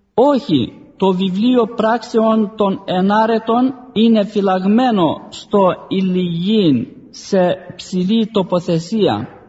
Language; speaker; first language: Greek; non-native, fluent; Arabic